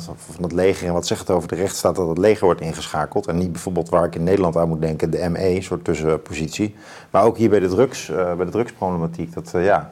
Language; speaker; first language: Dutch; native; Dutch